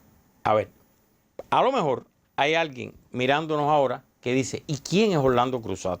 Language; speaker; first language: Spanish; native; Spanish